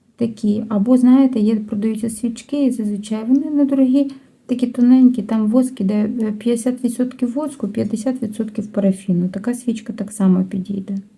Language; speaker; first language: Ukrainian; non-native, local second language; Russian